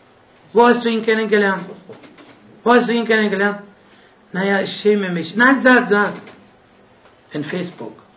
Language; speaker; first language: German; non-native, fluent; Arabic